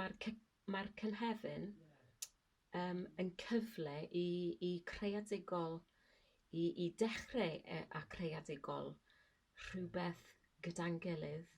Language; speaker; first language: Welsh; non-native, learner; English